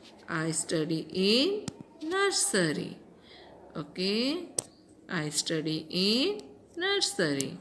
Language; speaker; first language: English; non-native, local second language; Hindi